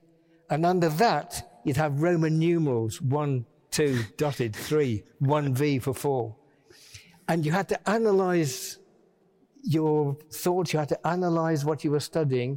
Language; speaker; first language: English; native; English